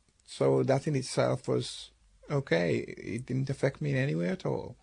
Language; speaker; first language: English; native; English